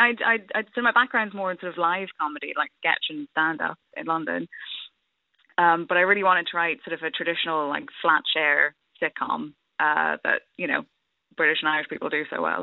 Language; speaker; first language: English; native; English